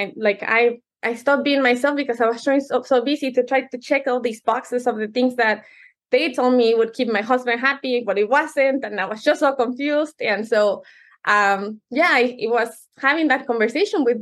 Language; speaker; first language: English; non-native, fluent; Spanish